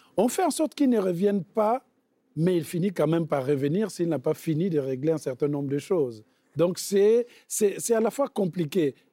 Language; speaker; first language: French; non-native, local second language; Bembe